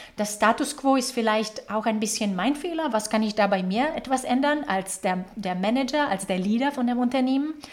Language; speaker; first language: German; non-native, fluent; Slovak